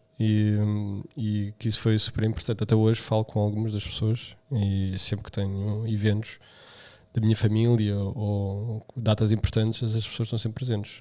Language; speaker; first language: Portuguese; early bilingual, other home language; Romanian